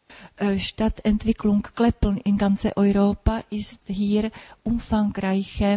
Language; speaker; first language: German; non-native, learner; Czech